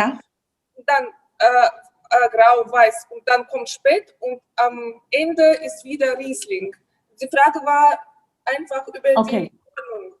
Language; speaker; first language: German; non-native, fluent; Russian